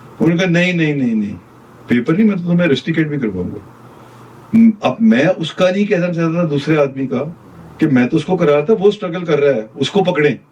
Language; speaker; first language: Urdu; non-native, local second language; Punjabi